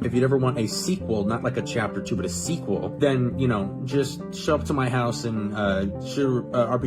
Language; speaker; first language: English; native; English